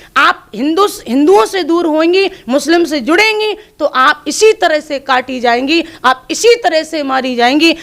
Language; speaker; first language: Hindi; native; Hindi